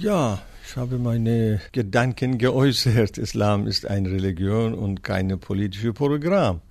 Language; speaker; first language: German; non-native, fluent; Persian